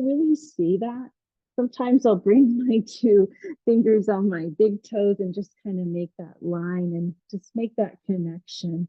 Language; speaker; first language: English; native; English